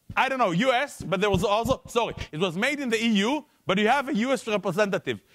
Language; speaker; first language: English; non-native, fluent; Hebrew